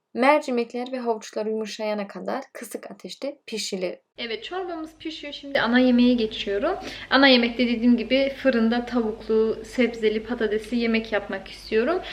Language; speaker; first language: Turkish; early bilingual, heritage; Turkish